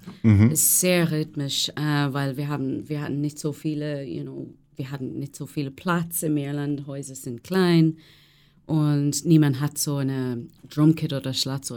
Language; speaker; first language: German; non-native, fluent; English